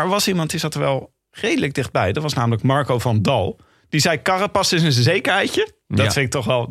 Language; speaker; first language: Dutch; native; Dutch